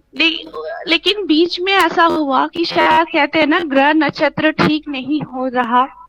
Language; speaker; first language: Hindi; native; Hindi